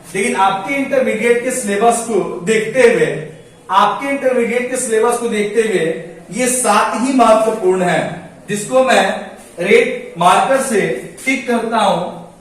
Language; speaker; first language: Hindi; native; Hindi